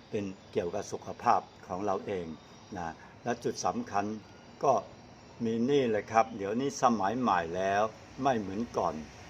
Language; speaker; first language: Thai; non-native, fluent; Chinese